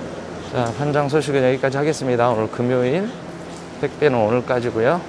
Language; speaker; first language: Korean; native; Korean